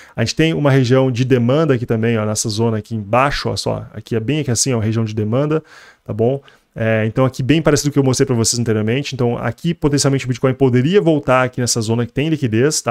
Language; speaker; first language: Portuguese; native; Portuguese